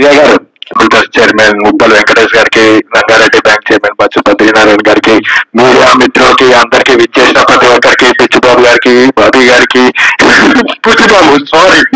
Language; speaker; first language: Telugu; native; Telugu